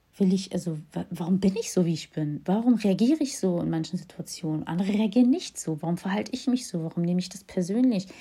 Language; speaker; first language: German; early bilingual, other home language; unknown